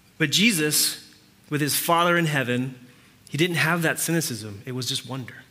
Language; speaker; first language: English; early bilingual, other home language; Spanish